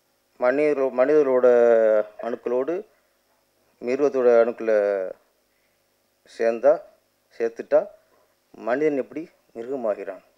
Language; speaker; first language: Tamil; native; Tamil